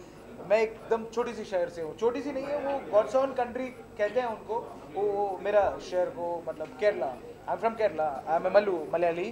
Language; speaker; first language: Hindi; non-native, local second language; Malayalam